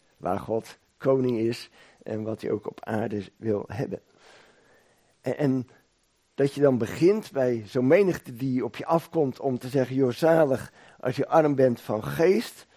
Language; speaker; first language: Dutch; native; Dutch